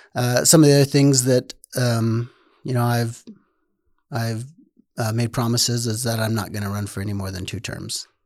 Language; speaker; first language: English; native; English